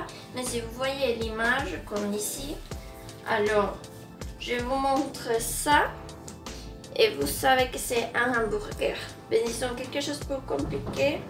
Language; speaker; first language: French; non-native, fluent; Spanish